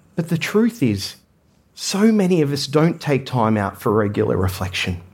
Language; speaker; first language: English; native; English